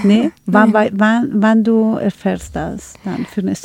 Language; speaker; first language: German; non-native, learner; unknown